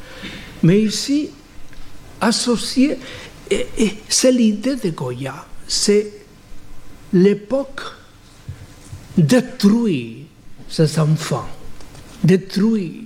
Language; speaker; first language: French; non-native, fluent; Spanish